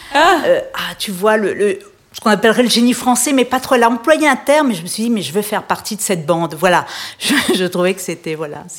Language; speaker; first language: French; native; French